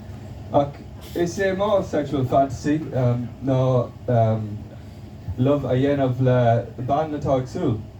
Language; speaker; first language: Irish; non-native, local second language; English